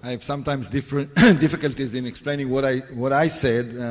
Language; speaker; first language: English; non-native, fluent; Hebrew